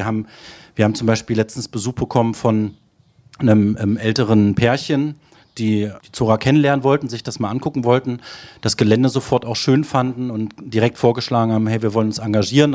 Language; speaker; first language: German; native; German